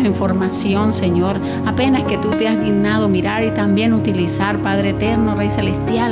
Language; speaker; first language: Spanish; native; Spanish